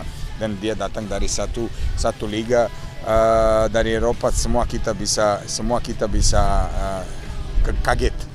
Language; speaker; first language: Indonesian; non-native, fluent; Serbian